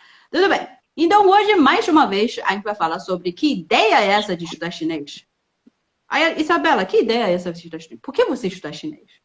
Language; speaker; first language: Portuguese; non-native, fluent; Chinese